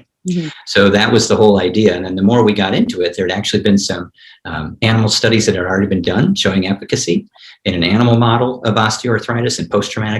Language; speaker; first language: English; native; English